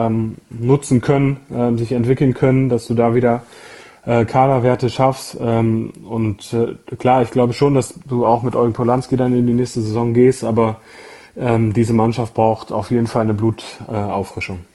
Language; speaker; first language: German; native; German